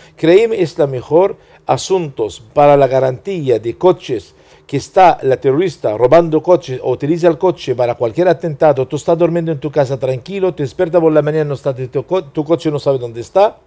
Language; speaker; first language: Spanish; non-native, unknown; Arabic